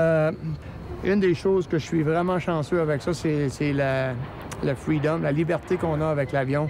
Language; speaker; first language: French; native; French